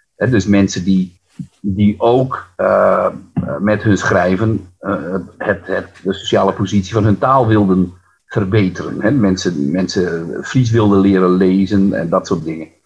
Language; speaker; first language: Dutch; non-native, local second language; Western Frisian